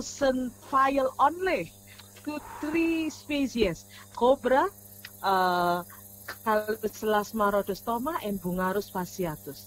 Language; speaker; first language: English; non-native, learner; Indonesian